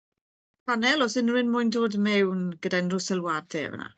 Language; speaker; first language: Welsh; native; Welsh